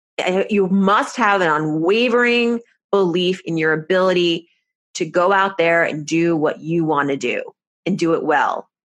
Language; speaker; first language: English; early bilingual, other home language; Persian